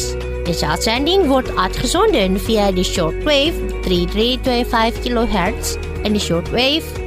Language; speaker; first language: Dutch; non-native, fluent; Indonesian